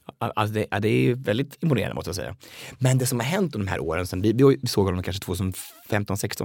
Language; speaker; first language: Swedish; native; Swedish